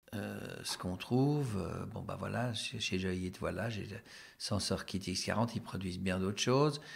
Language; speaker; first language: French; native; French